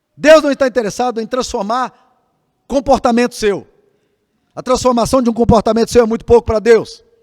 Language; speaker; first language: Portuguese; native; Portuguese